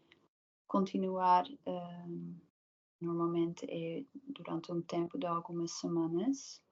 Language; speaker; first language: Portuguese; non-native, learner; Dutch